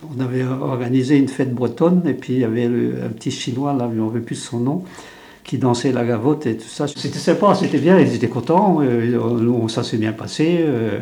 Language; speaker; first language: French; non-native, local second language; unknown